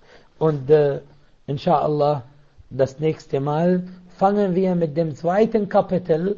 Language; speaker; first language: German; non-native, fluent; Arabic